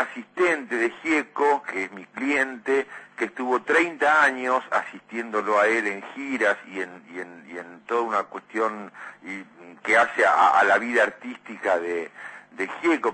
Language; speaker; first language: Spanish; native; Spanish